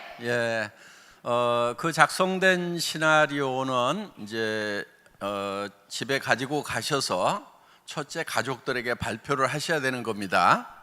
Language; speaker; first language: Korean; native; Korean